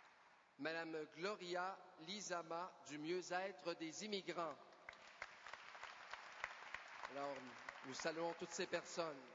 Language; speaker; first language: French; native; French